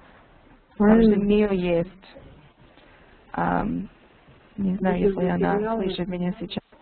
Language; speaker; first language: Russian; non-native, learner; English